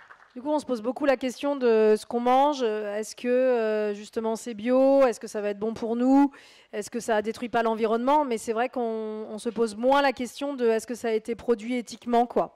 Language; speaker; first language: French; native; French